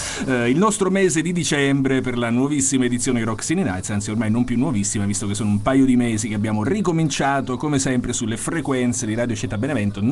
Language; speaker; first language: Italian; native; Italian